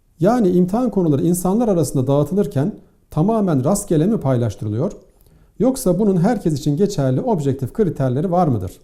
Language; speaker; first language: Turkish; native; Turkish